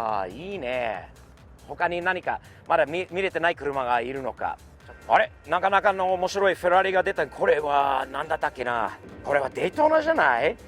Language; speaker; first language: Japanese; non-native, fluent; English